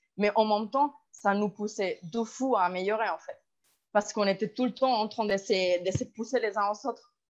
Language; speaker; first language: French; non-native, fluent; Spanish